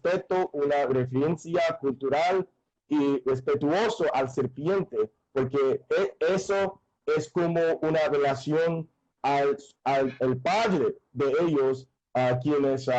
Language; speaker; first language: Spanish; non-native, fluent; English